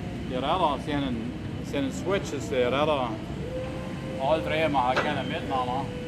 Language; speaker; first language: English; early bilingual, other home language; Pennsylvania German